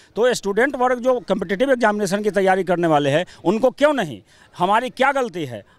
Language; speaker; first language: Hindi; native; Hindi